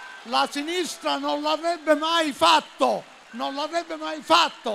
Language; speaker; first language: Italian; native; Italian